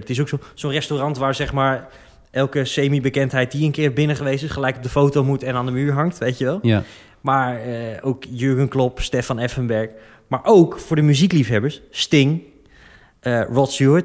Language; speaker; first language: Dutch; native; Dutch